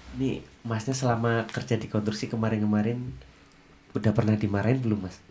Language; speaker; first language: Indonesian; native; Indonesian